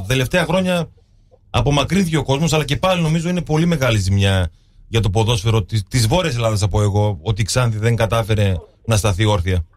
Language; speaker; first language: Greek; native; Greek